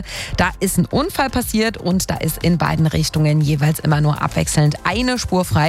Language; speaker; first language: German; native; German